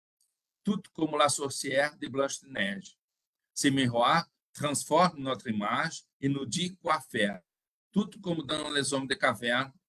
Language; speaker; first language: French; non-native, fluent; Portuguese